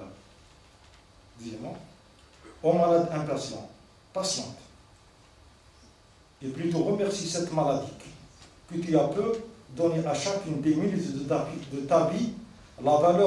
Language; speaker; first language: French; non-native, local second language; Arabic